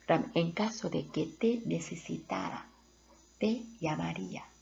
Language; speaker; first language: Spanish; non-native, fluent; Korean